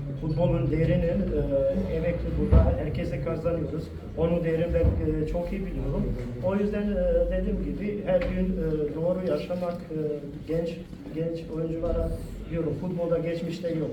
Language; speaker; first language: Turkish; non-native, fluent; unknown